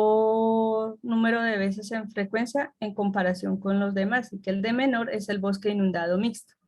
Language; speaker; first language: Spanish; native; Spanish